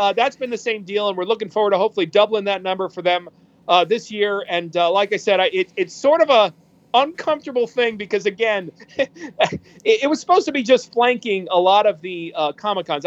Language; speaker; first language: English; native; English